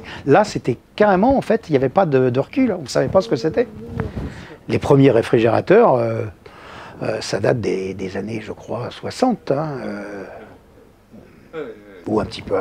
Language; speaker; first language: French; native; French